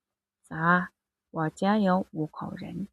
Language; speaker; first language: Chinese; non-native, fluent; Mongolian